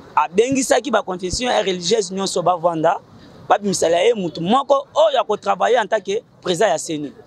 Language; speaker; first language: Lingala; native; Lingala